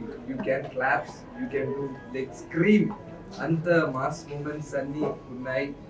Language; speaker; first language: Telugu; non-native, learner; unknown